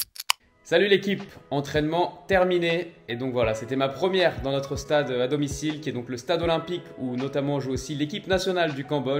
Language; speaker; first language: French; native; French